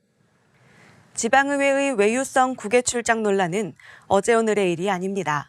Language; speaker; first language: Korean; native; Korean